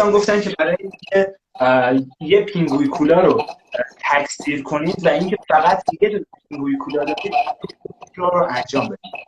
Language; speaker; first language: Persian; native; Persian